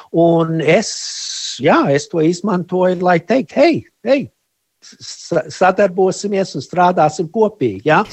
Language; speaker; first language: Latvian; early bilingual, heritage; Latvian